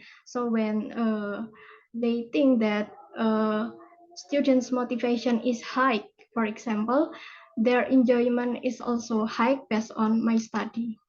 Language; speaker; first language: English; non-native, fluent; Indonesian